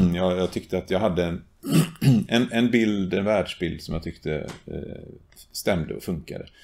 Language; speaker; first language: Swedish; native; Swedish